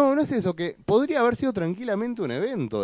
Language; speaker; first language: Spanish; native; Spanish